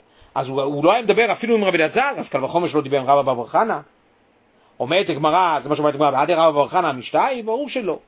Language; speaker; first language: Hebrew; native; Hebrew